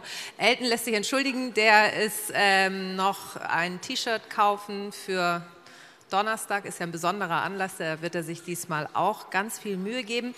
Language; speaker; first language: German; native; German